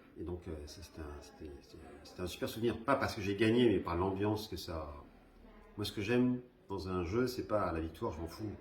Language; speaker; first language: French; early bilingual, other home language; Spanish